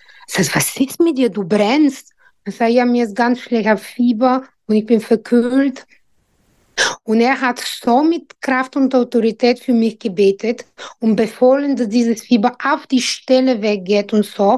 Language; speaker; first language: German; non-native, fluent; Bulgarian